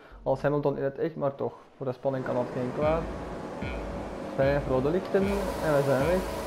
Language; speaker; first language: Dutch; native; Dutch